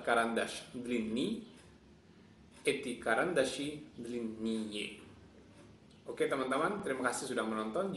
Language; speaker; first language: Indonesian; non-native, local second language; Javanese